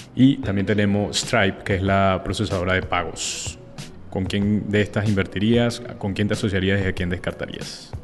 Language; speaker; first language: Spanish; native; Spanish